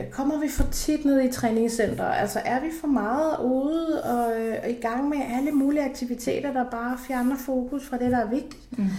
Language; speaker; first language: Danish; non-native, fluent; Spanish